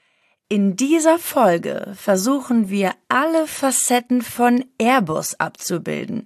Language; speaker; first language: German; native; German